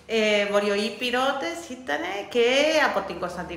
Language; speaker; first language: Greek; early bilingual, heritage; Spanish